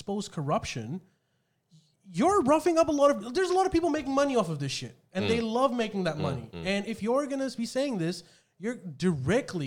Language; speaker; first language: English; non-native, local second language; Urdu